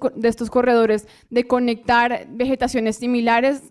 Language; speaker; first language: Spanish; native; Spanish